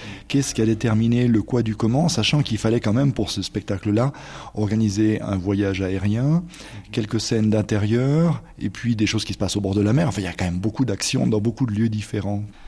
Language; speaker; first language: French; native; French